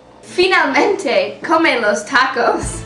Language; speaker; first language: Spanish; non-native, learner; English